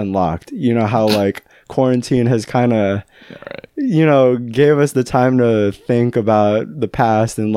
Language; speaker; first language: English; native; English